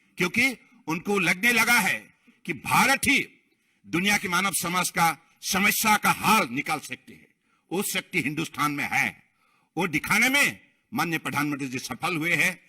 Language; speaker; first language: Hindi; non-native, local second language; Bangla